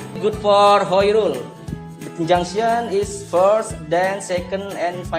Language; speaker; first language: English; non-native, learner; Indonesian